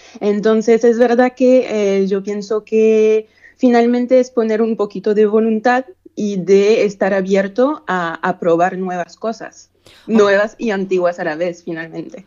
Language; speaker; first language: Spanish; non-native, fluent; French